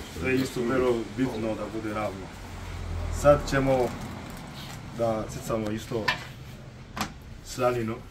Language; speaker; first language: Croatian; non-native, learner; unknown